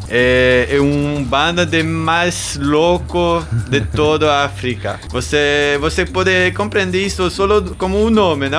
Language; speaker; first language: Portuguese; non-native, learner; German